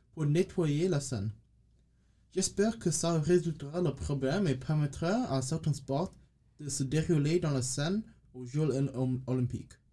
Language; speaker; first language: French; non-native, learner; English